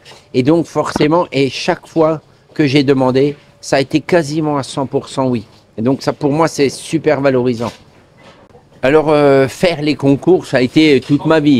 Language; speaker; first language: French; native; French